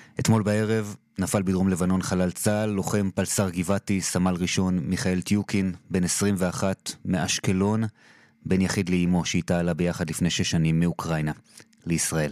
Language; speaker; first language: Hebrew; native; Hebrew